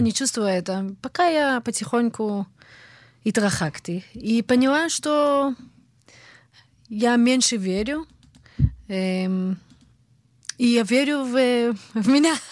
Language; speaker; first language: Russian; early bilingual, heritage; Hebrew